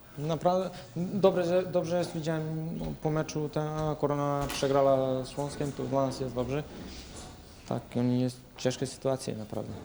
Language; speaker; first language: Polish; non-native, learner; Serbian